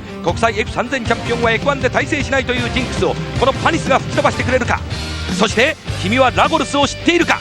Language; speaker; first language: Japanese; native; Japanese